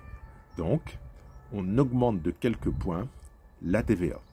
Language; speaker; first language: French; native; French